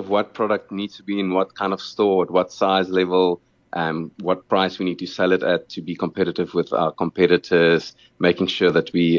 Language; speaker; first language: English; non-native, local second language; Afrikaans